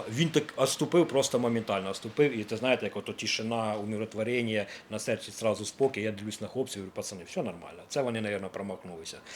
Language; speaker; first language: Ukrainian; native; Ukrainian